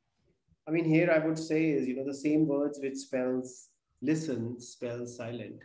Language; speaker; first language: English; non-native, local second language; Punjabi